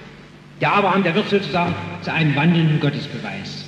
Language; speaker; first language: German; native; German